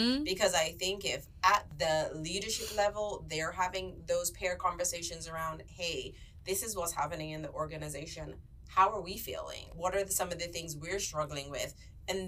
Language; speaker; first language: English; native; English